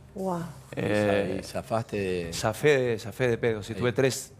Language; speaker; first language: Spanish; native; Spanish